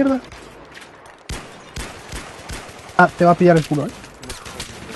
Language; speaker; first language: Spanish; native; Spanish